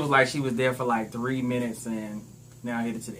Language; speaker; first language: English; native; English